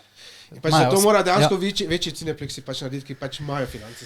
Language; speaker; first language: Slovenian; native; Slovenian